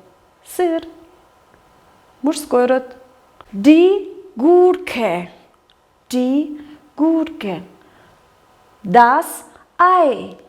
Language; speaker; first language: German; non-native, fluent; Kyrgyz